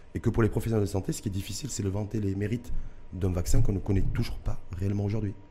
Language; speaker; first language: French; non-native, local second language; Arabic